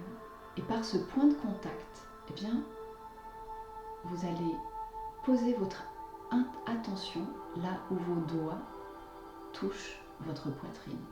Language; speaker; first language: French; native; French